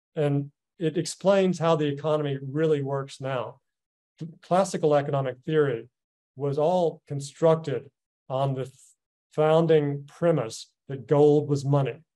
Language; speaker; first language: English; native; English